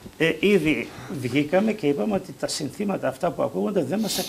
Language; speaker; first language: Greek; native; Greek